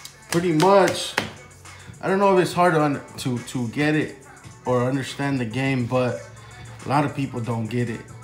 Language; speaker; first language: English; early bilingual, other home language; Spanish